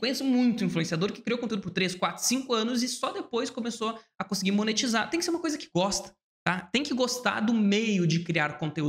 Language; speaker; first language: Portuguese; native; Portuguese